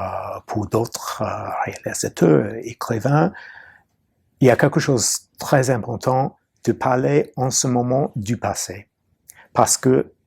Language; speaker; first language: French; non-native, fluent; English